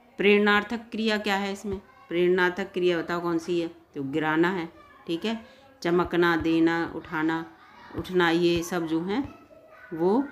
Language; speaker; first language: Hindi; native; Hindi